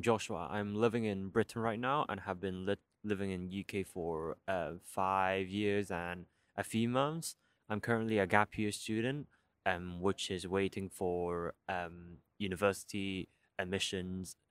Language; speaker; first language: English; non-native, local second language; Cantonese